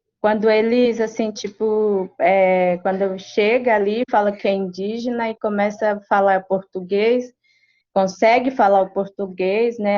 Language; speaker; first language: Portuguese; non-native, local second language; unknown